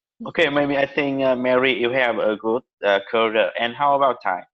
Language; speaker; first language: English; non-native, learner; Vietnamese